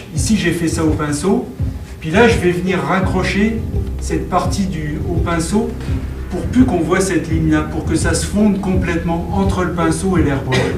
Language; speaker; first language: French; native; French